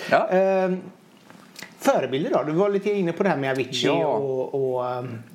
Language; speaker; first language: Swedish; native; Swedish